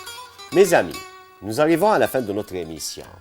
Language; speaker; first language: French; non-native, fluent; Arabic